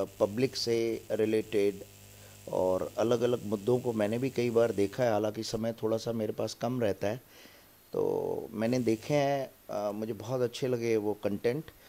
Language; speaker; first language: Hindi; native; Hindi